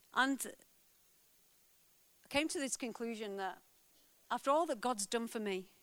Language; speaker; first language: English; native; English